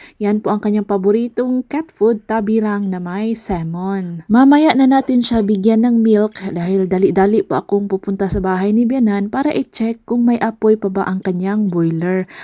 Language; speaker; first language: Filipino; non-native, local second language; Cebuano